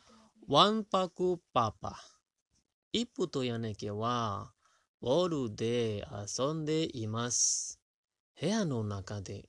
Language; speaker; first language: Japanese; non-native, learner; Indonesian